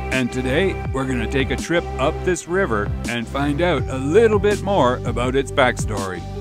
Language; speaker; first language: English; native; English